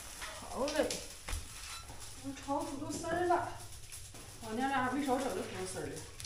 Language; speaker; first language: Chinese; native; Chinese